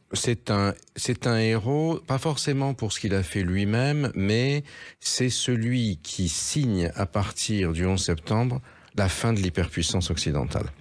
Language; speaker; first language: French; native; French